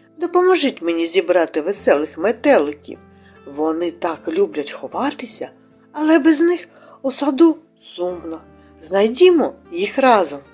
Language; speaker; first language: Ukrainian; native; Ukrainian